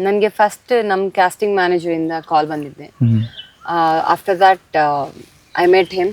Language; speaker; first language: Kannada; non-native, learner; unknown